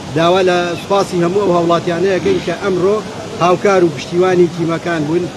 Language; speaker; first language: Central Kurdish; native; Central Kurdish